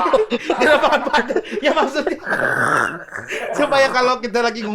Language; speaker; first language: Indonesian; native; Indonesian